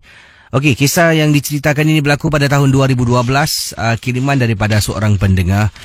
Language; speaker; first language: Malay; native; Malay